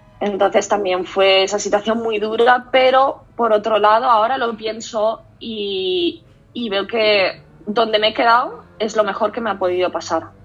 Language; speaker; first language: Spanish; early bilingual, other home language; Russian